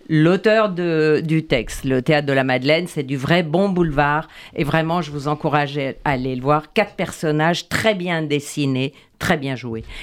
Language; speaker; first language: French; native; French